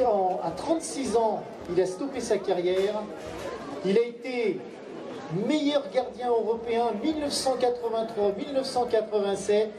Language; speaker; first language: French; native; French